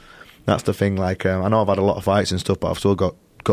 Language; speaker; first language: English; native; English